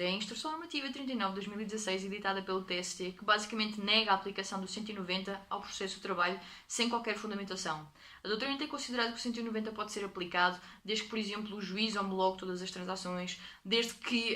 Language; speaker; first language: Portuguese; native; Portuguese